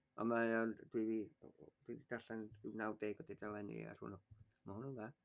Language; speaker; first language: Welsh; native; Welsh